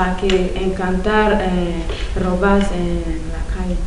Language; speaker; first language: Spanish; non-native, learner; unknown